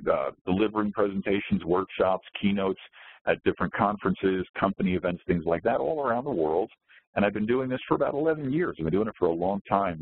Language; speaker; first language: English; native; English